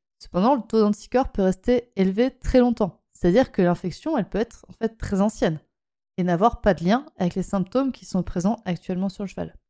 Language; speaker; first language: French; native; French